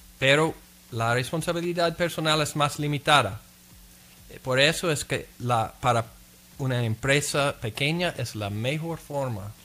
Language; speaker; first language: Spanish; non-native, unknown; English